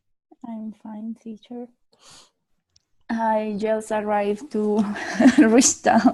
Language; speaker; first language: English; non-native, learner; Spanish